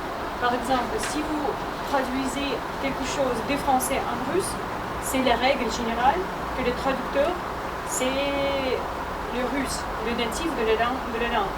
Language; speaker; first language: French; non-native, fluent; Russian